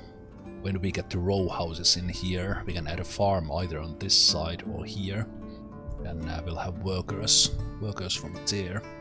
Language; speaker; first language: English; non-native, fluent; Finnish